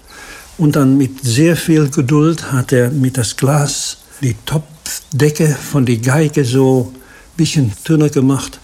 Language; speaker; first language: German; non-native, fluent; Dutch